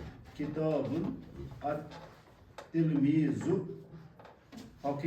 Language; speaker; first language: Arabic; non-native, learner; Urdu